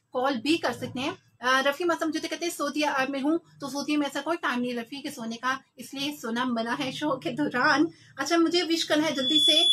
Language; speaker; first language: Urdu; non-native, local second language; Punjabi